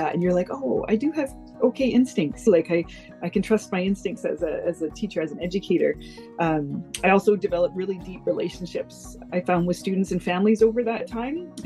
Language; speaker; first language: English; native; English